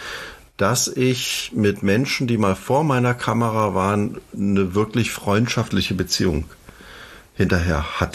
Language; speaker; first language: German; native; German